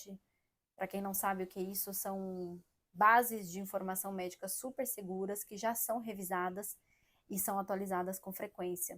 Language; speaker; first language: Portuguese; native; Portuguese